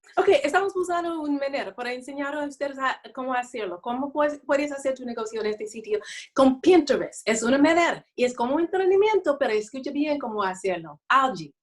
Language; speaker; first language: Spanish; non-native, learner; English